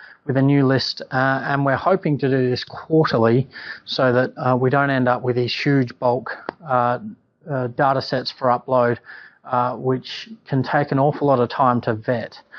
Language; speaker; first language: English; native; English